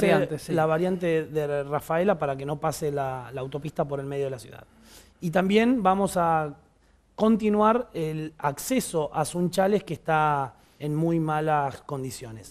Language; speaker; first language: Spanish; native; Spanish